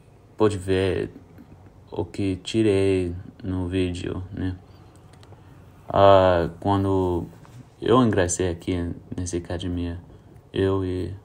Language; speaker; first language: Portuguese; early bilingual, heritage; English